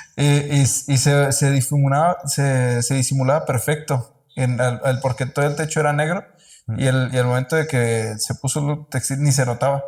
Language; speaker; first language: Spanish; native; Spanish